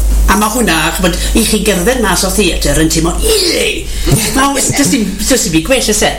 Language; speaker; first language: Welsh; native; Welsh